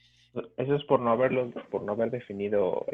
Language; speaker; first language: Spanish; native; Spanish